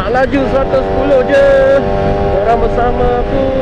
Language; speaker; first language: Malay; native; Malay